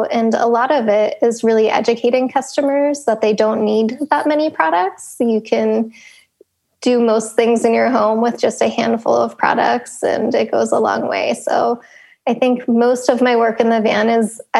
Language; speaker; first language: English; native; English